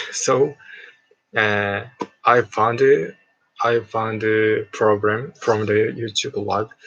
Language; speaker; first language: English; non-native, learner; Japanese